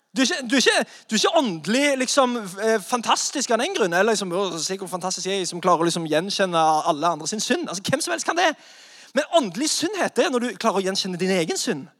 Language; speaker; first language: Norwegian; native; Norwegian